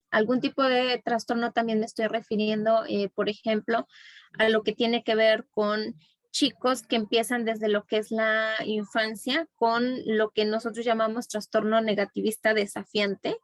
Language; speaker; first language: Spanish; native; Spanish